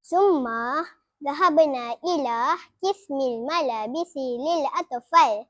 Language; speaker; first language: Arabic; non-native, learner; Malay